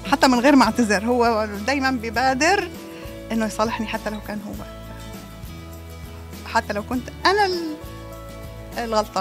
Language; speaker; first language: Arabic; native; Arabic